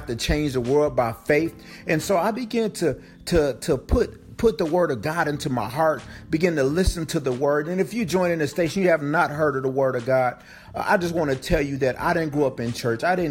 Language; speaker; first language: English; native; English